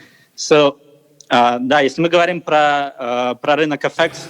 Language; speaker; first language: Russian; native; Russian